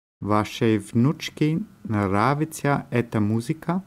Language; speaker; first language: Russian; non-native, learner; German